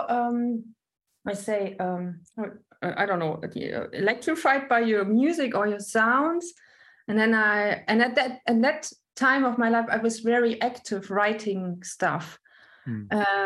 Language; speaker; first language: English; non-native, fluent; German